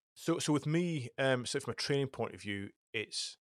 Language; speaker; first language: English; native; English